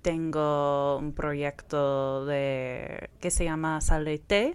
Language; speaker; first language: Spanish; non-native, fluent; English